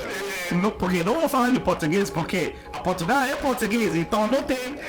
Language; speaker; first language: Portuguese; non-native, learner; Igbo